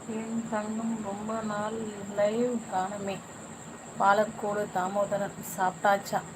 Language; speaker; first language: Tamil; non-native, local second language; Telugu